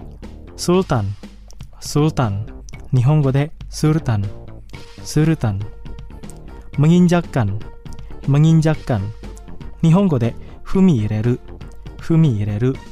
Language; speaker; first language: Japanese; non-native, fluent; Indonesian